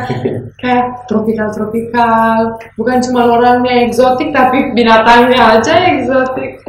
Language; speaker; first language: Indonesian; non-native, fluent; Romanian